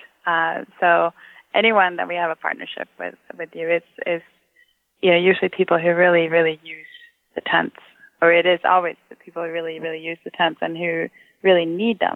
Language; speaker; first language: English; non-native, fluent; Swedish